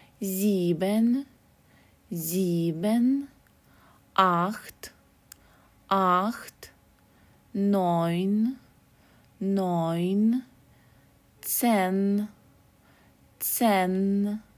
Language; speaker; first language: German; non-native, fluent; Russian